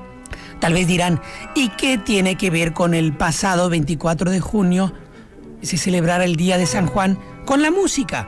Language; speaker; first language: Spanish; native; Spanish